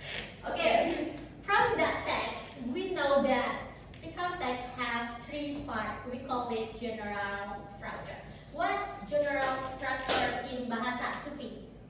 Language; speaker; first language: English; non-native, learner; Indonesian